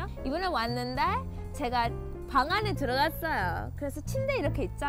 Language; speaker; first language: Korean; early bilingual, heritage; English